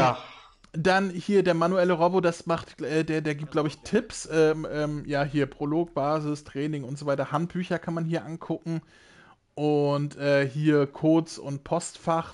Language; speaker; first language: German; native; German